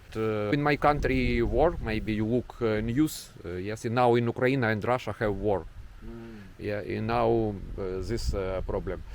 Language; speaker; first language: English; non-native, learner; Ukrainian